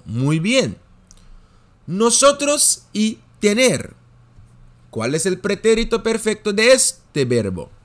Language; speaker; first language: Spanish; non-native, fluent; Dutch